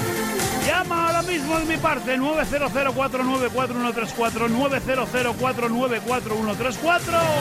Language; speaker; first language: Spanish; native; Spanish